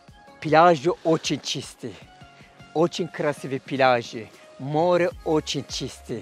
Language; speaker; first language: Russian; non-native, learner; Turkish